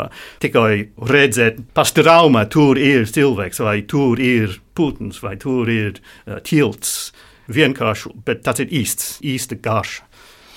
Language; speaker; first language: Latvian; non-native, learner; English